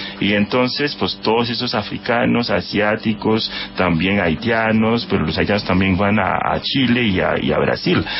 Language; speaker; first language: Spanish; non-native, fluent; Haitian Creole